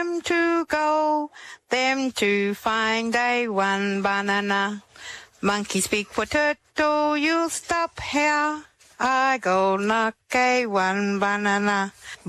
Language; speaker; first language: English; native; English